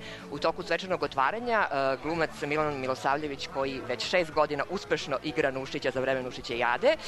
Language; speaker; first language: Serbian; native; Serbian